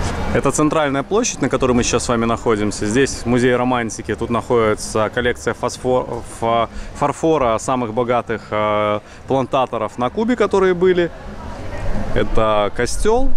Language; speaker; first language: Russian; native; Russian